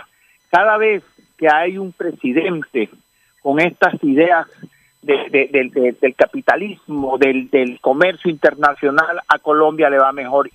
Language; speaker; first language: Spanish; native; Spanish